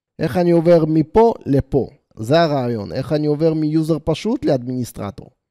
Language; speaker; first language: Hebrew; native; Hebrew